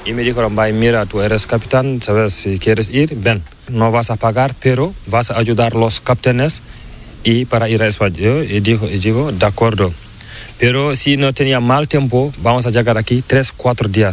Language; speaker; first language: Spanish; non-native, learner; Fula